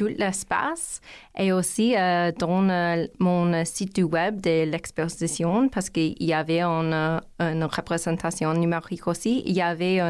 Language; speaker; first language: French; non-native, learner; English